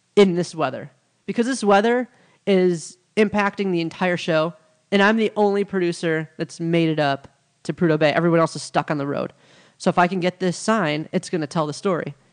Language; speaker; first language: English; native; English